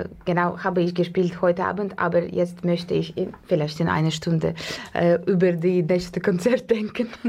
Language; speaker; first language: German; non-native, fluent; Russian